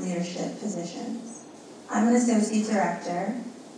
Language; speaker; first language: English; early bilingual, other home language; Spanish